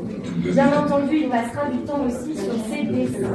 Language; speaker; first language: French; native; French